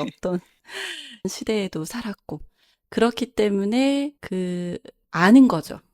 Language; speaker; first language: Korean; native; Korean